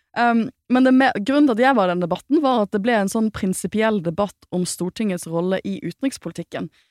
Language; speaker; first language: Norwegian; native; Norwegian